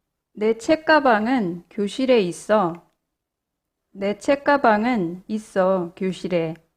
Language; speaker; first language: Korean; non-native, fluent; English